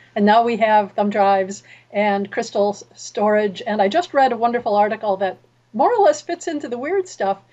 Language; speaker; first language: English; native; English